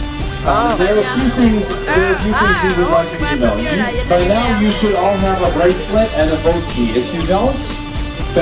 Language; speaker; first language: English; non-native, fluent; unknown